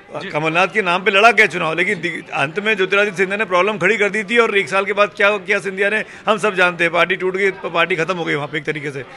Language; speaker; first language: Hindi; native; Hindi